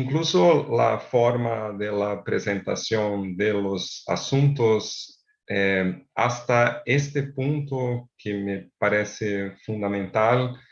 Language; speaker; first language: Spanish; non-native, fluent; Portuguese